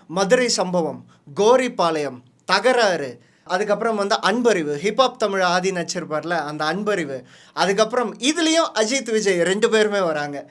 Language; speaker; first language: Tamil; native; Tamil